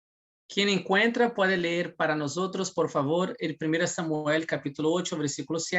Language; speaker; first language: Spanish; non-native, fluent; Portuguese